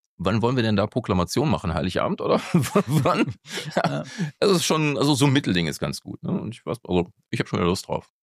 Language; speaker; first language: German; native; German